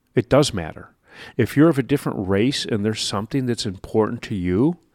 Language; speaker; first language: English; native; English